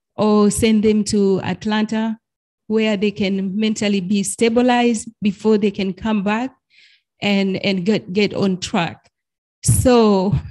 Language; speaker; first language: English; non-native, fluent; Arabic